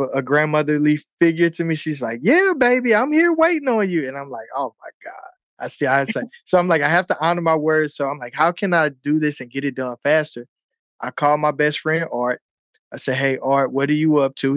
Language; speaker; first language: English; native; English